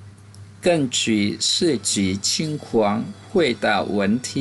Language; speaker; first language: Chinese; non-native, fluent; Khmer